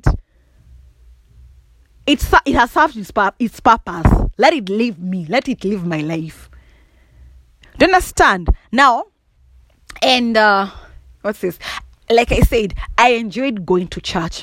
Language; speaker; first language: English; non-native, local second language; Kikuyu